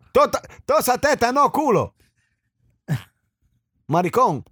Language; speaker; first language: Spanish; early bilingual, other home language; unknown